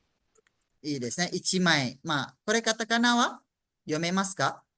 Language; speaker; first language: Japanese; non-native, fluent; Malay